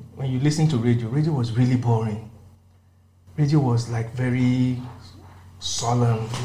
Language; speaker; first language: English; non-native, local second language; Yoruba